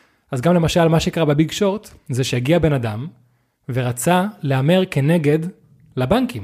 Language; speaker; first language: Hebrew; non-native, fluent; Spanish